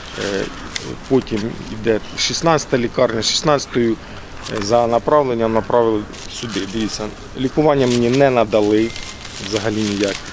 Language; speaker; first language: Ukrainian; native; Ukrainian